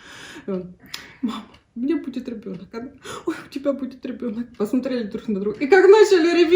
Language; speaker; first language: Russian; native; Russian